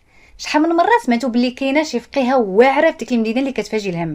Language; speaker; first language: Arabic; native; Arabic